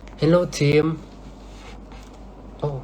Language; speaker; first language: English; non-native, learner; Thai